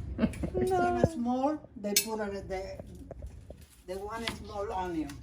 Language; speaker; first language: English; non-native, learner; Spanish